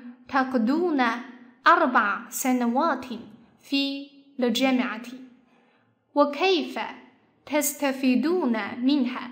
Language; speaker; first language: Arabic; non-native, fluent; Chinese